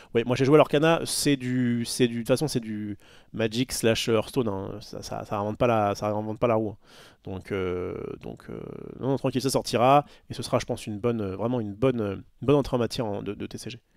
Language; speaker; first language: French; native; French